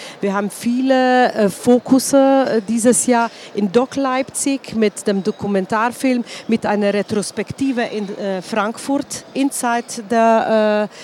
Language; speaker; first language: German; non-native, fluent; Slovenian